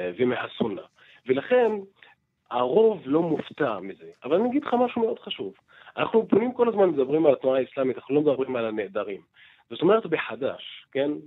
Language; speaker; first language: Hebrew; non-native, local second language; Arabic